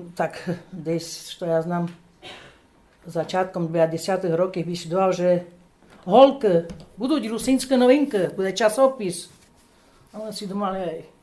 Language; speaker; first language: Slovak; non-native, local second language; Rusyn